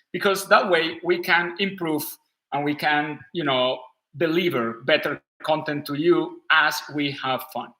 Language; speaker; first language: English; non-native, fluent; Spanish